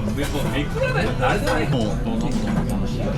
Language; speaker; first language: Japanese; native; Japanese